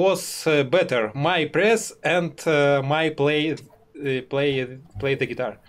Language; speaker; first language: English; non-native, learner; Russian